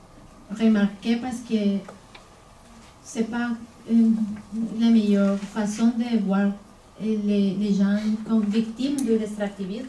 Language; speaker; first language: French; non-native, fluent; Spanish